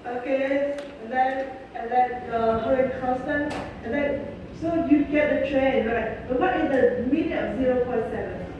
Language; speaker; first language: English; non-native, fluent; Vietnamese